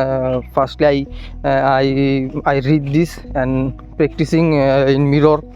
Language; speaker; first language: English; non-native, learner; Hindi